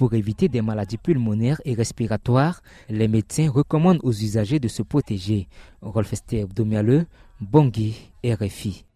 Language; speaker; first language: French; non-native, local second language; Sango